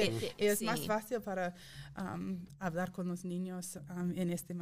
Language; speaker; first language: Spanish; non-native, fluent; English